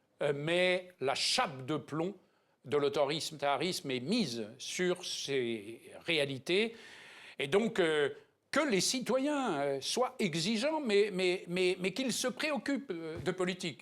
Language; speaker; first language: French; native; French